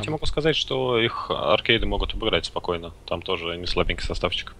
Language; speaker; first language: Russian; native; Russian